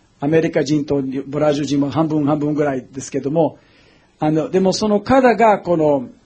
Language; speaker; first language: Japanese; non-native, fluent; English